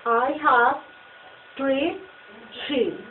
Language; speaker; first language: English; non-native, learner; Spanish